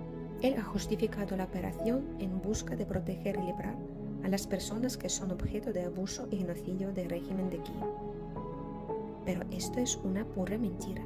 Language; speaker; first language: Spanish; non-native, fluent; Ukrainian